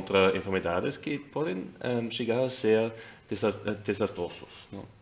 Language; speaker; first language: Spanish; non-native, fluent; German